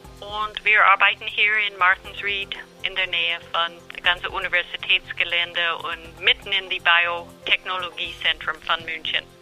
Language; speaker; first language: German; non-native, fluent; English